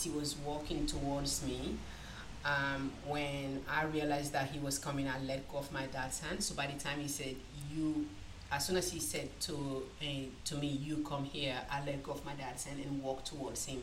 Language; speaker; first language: English; non-native, local second language; Krio